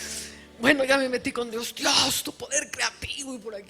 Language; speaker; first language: Spanish; native; Spanish